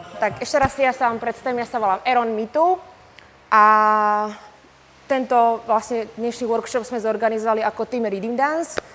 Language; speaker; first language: Slovak; early bilingual, other home language; Amharic